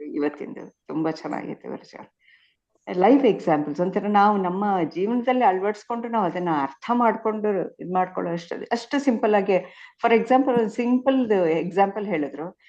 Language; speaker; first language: Kannada; non-native, local second language; Tamil